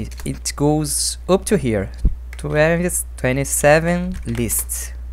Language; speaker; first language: English; non-native, fluent; Portuguese